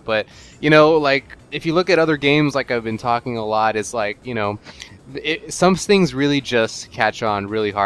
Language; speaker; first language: English; native; English